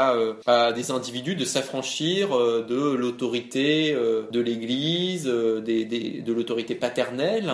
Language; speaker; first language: French; native; French